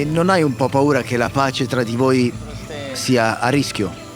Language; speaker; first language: Italian; native; Italian